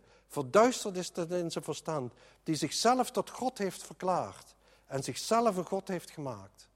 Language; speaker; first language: Dutch; native; Dutch